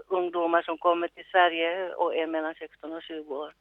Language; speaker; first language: Swedish; non-native, local second language; Finnish